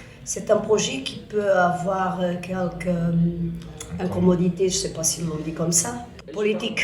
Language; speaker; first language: French; non-native, fluent; Portuguese